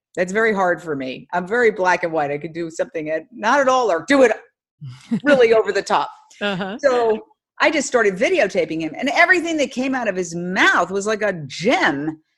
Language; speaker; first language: English; native; English